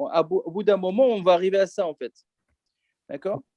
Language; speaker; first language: French; native; French